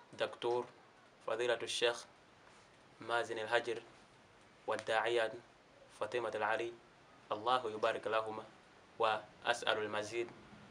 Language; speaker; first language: Arabic; non-native, learner; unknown